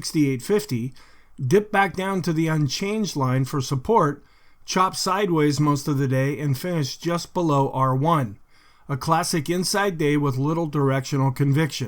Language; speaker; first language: English; native; English